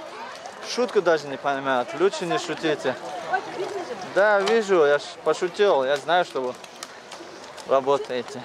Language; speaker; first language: Russian; non-native, local second language; Tajik